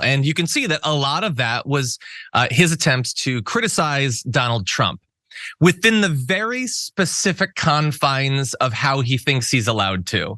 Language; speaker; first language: English; native; English